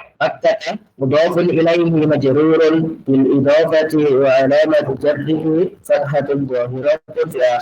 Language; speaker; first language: Arabic; non-native, learner; Indonesian